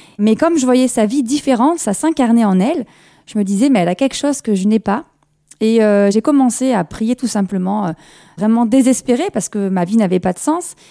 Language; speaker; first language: French; early bilingual, other home language; Kabyle